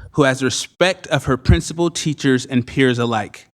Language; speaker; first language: English; native; English